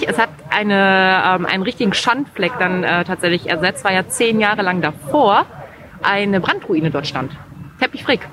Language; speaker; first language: German; native; German